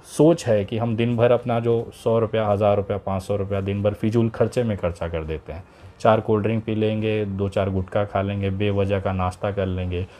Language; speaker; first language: Hindi; native; Hindi